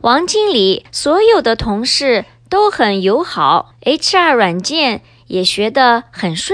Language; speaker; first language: Chinese; early bilingual, heritage; Chinese